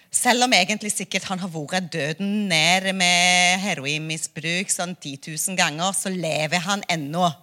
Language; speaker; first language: Norwegian; non-native, fluent; Hungarian